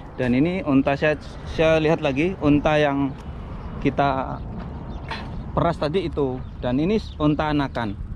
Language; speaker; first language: Indonesian; native; Indonesian